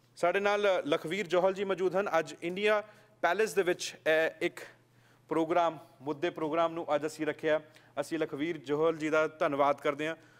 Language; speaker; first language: Punjabi; native; Punjabi